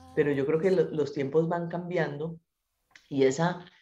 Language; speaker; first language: Spanish; native; Spanish